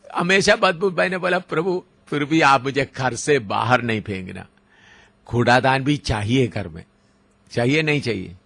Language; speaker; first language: Hindi; non-native, local second language; Malayalam